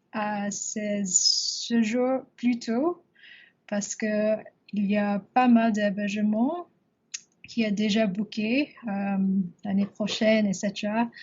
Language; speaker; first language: French; non-native, learner; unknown